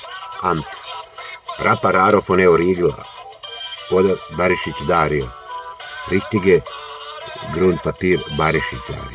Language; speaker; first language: German; non-native, learner; Croatian